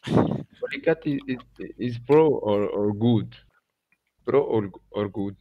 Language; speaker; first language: English; non-native, learner; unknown